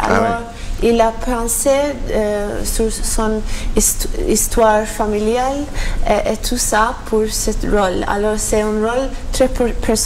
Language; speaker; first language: French; non-native, learner; Maltese